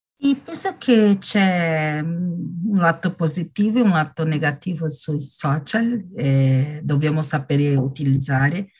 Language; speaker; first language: Italian; non-native, fluent; Portuguese